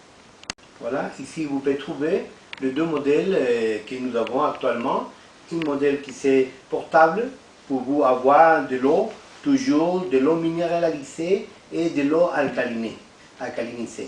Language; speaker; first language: French; non-native, fluent; Spanish